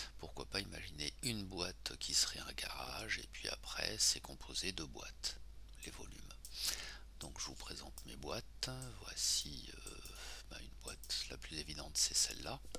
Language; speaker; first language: French; native; French